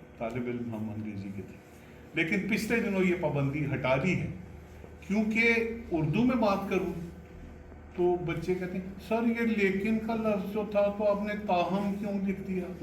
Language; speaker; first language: Urdu; non-native, local second language; Punjabi